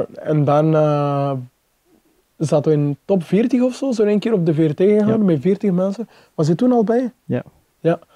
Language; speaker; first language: Dutch; non-native, fluent; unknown